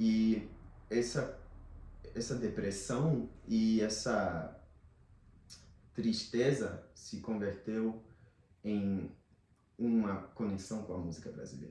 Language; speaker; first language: Portuguese; non-native, fluent; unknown